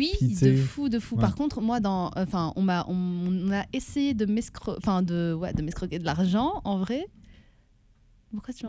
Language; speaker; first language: French; native; French